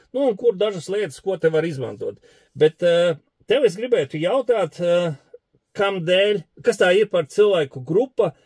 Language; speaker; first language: Latvian; native; Latvian